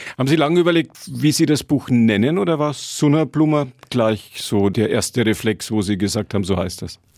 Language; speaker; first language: German; native; German